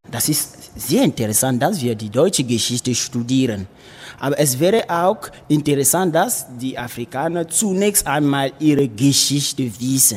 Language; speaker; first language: German; non-native, fluent; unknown